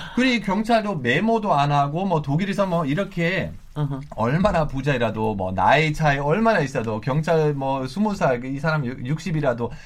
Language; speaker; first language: Korean; non-native, fluent; German